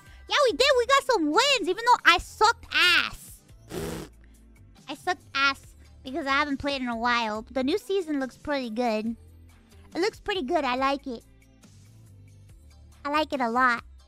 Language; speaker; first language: English; early bilingual, other home language; Spanish